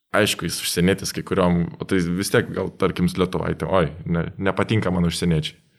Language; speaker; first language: Lithuanian; native; Lithuanian